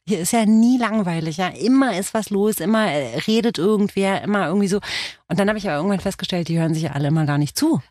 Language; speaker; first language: German; early bilingual, other home language; Romanian